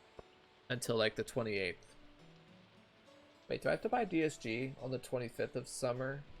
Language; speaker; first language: English; native; English